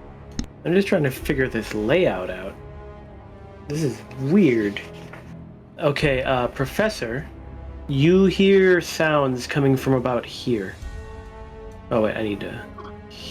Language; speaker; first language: English; native; English